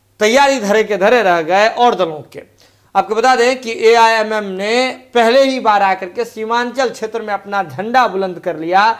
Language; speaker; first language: Hindi; native; Hindi